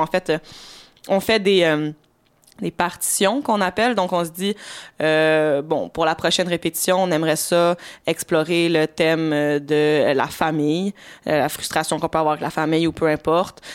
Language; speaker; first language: French; native; French